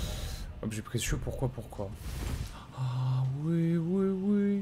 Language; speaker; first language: French; native; French